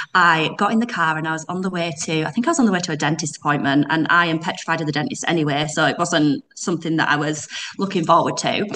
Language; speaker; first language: English; native; English